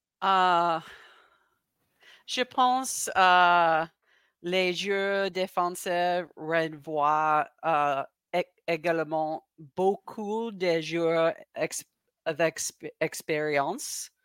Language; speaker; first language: French; non-native, learner; English